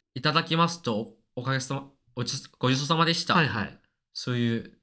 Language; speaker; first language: Japanese; non-native, learner; Chinese